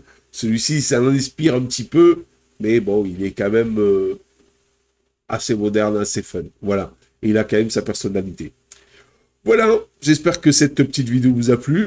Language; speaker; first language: French; native; French